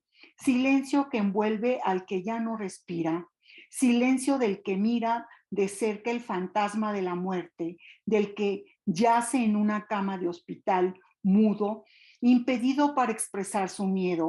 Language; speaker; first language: Spanish; native; Spanish